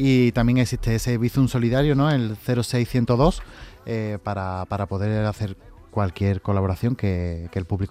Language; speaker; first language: Spanish; native; Spanish